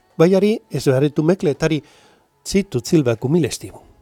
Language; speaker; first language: Latvian; non-native, learner; Spanish